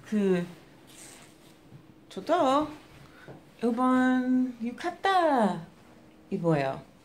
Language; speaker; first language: Korean; non-native, learner; English